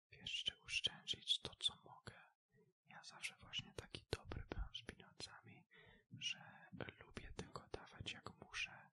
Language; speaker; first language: Polish; early bilingual, heritage; Polish